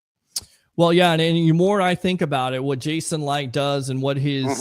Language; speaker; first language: English; native; English